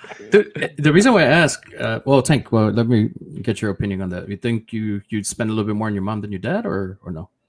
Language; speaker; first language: English; early bilingual, other home language; Spanish